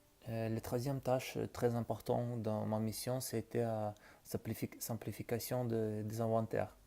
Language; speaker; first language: French; non-native, learner; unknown